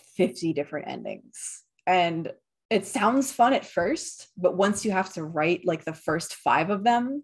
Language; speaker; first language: English; native; English